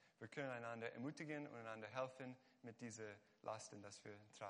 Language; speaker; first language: German; non-native, fluent; Hungarian